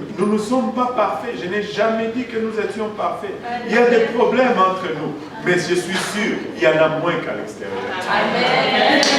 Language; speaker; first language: French; non-native, local second language; Swahili